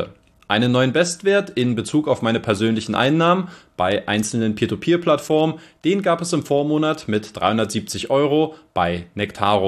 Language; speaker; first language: German; native; German